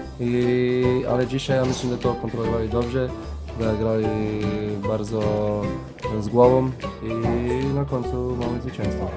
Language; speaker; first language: Polish; non-native, learner; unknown